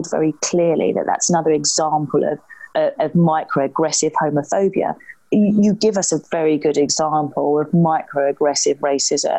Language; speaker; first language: English; native; English